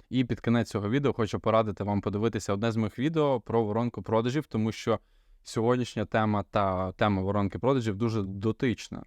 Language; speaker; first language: Ukrainian; non-native, local second language; Russian